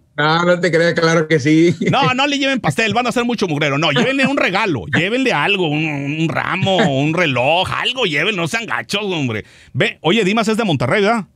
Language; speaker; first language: Spanish; native; Spanish